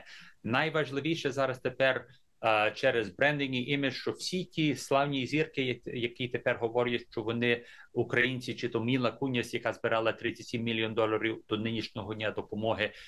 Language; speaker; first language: Ukrainian; early bilingual, heritage; English